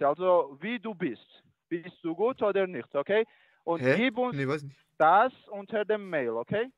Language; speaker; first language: German; non-native, learner; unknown